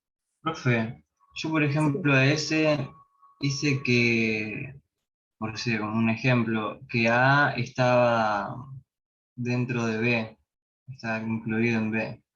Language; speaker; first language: Spanish; native; Spanish